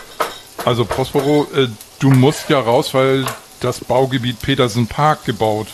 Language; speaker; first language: German; native; German